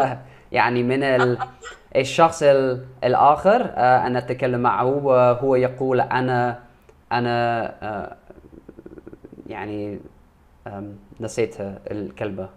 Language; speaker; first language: Arabic; non-native, learner; English